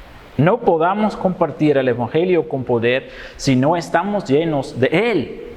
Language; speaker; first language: Spanish; non-native, fluent; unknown